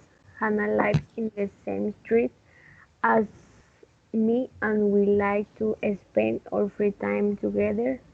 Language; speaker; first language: English; non-native, learner; Spanish